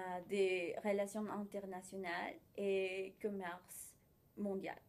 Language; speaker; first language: French; non-native, learner; Spanish